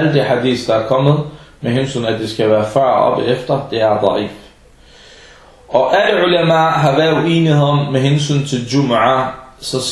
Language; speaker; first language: Danish; non-native, fluent; Arabic